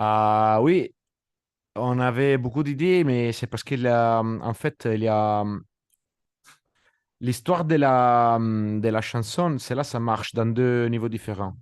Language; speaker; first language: French; non-native, fluent; Italian